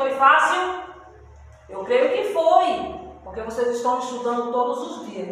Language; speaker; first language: Portuguese; native; Portuguese